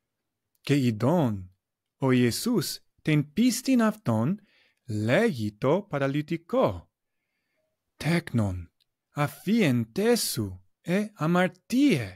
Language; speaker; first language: Greek; non-native, fluent; English